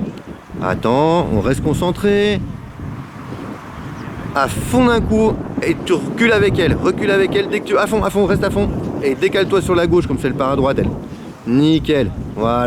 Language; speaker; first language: French; native; French